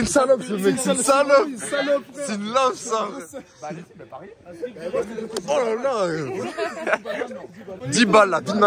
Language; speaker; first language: French; native; French